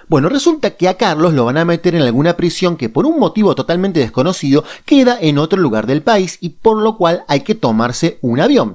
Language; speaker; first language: Spanish; native; Spanish